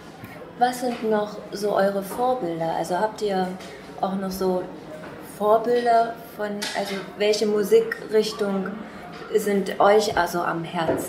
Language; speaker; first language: German; native; German